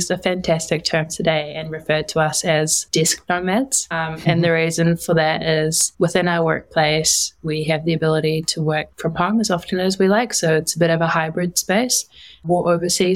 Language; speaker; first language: English; native; English